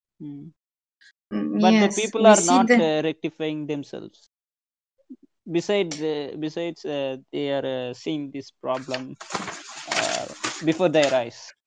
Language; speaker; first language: English; non-native, local second language; Tamil